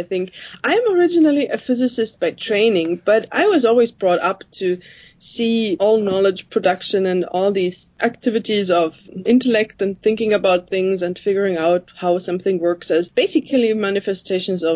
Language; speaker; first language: English; non-native, fluent; German